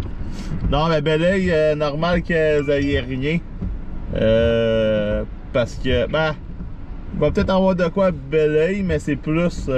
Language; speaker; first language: French; native; French